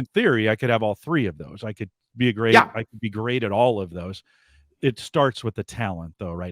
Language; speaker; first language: English; native; English